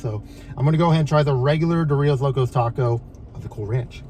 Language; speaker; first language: English; native; English